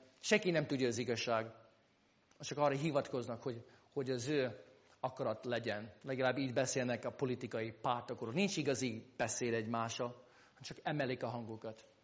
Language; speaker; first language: Hungarian; non-native, fluent; English